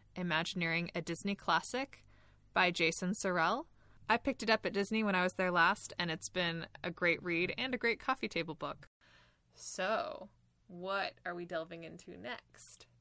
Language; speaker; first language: English; native; English